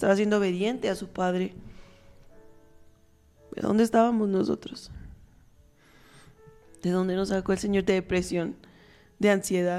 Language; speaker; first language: Spanish; native; Spanish